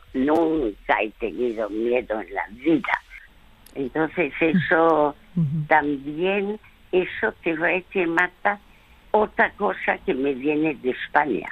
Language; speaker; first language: Spanish; non-native, fluent; French